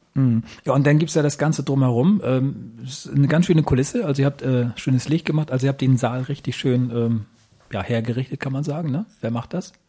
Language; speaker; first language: German; native; German